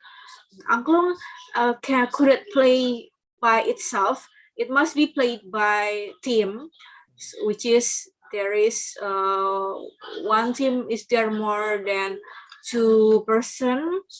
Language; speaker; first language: English; non-native, learner; Indonesian